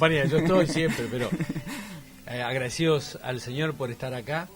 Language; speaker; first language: Spanish; native; Spanish